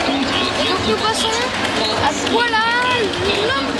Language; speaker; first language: French; native; French